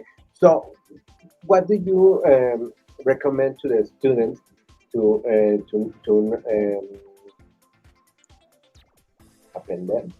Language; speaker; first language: English; non-native, learner; Spanish